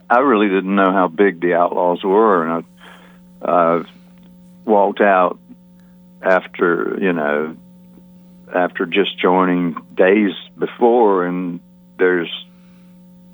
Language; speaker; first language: English; native; English